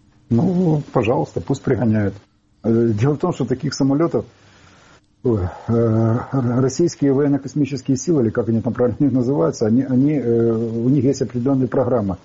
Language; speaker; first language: Russian; non-native, local second language; Ukrainian